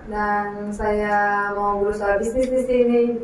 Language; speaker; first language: Indonesian; non-native, fluent; Turkish